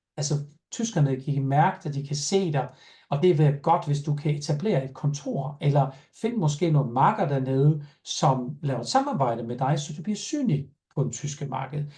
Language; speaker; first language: Danish; non-native, fluent; German